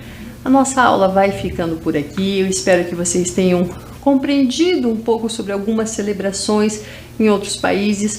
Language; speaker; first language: Portuguese; native; Portuguese